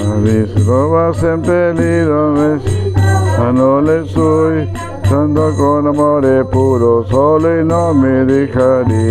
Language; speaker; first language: Italian; non-native, learner; Spanish